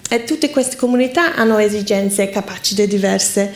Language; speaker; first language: Italian; non-native, fluent; English